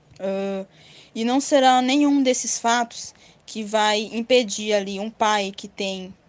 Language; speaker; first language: Portuguese; native; Portuguese